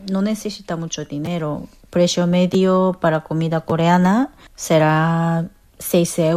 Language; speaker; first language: Spanish; non-native, learner; Korean